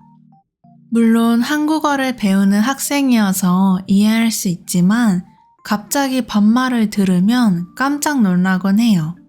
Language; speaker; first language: Korean; native; Korean